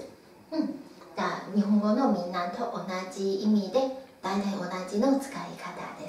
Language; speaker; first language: Japanese; non-native, fluent; Chinese